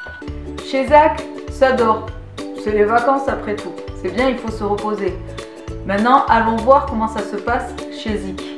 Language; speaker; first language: French; native; French